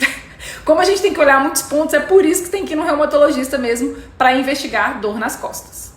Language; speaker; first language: Portuguese; native; Portuguese